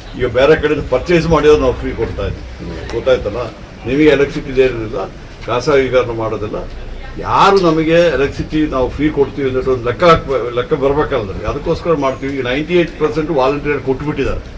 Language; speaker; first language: Kannada; non-native, local second language; Malayalam